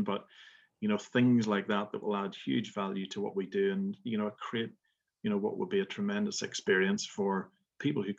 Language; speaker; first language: English; native; English